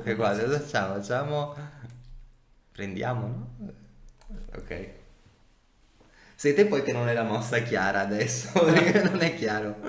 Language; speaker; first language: Italian; native; Italian